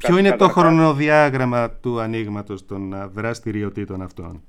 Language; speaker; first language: Greek; native; Greek